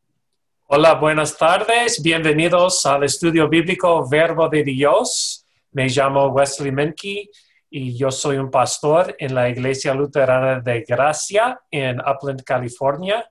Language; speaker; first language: Spanish; non-native, fluent; English